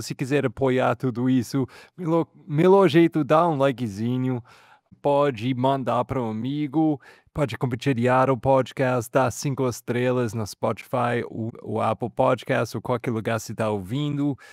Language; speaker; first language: Portuguese; non-native, fluent; English